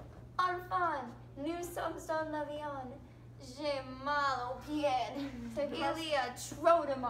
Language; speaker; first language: French; non-native, learner; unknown